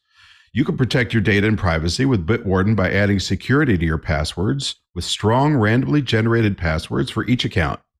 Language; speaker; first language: English; native; English